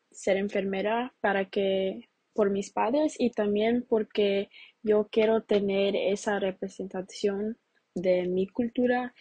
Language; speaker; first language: Spanish; early bilingual, heritage; Spanish